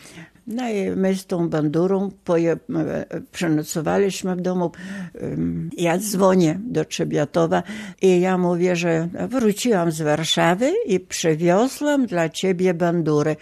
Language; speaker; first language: Polish; non-native, local second language; Ukrainian